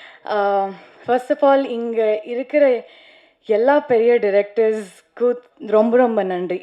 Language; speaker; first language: Tamil; non-native, learner; Kannada